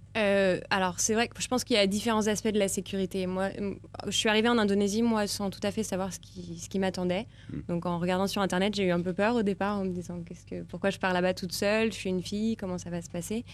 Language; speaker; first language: French; native; French